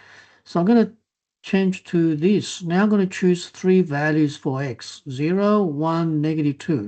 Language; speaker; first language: English; non-native, fluent; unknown